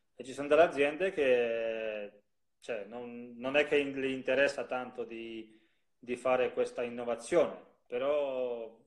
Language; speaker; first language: Italian; non-native, fluent; Polish